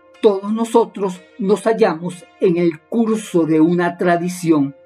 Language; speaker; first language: Spanish; native; Spanish